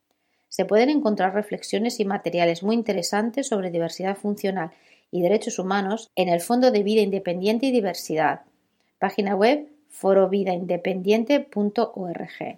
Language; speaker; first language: Spanish; native; Spanish